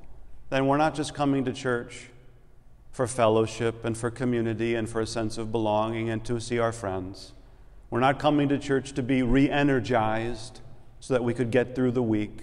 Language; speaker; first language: English; native; English